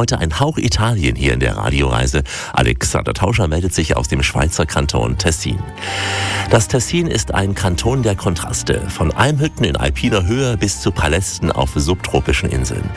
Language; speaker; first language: German; native; German